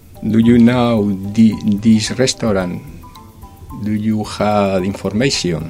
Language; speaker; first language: English; non-native, learner; Spanish